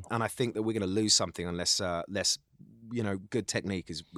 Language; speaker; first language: English; native; English